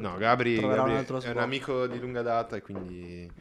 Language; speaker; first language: Italian; native; Italian